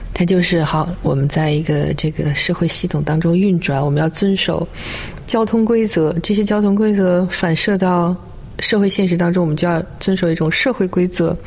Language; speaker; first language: Chinese; native; Chinese